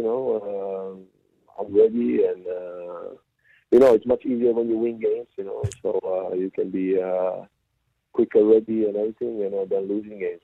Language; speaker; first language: English; non-native, fluent; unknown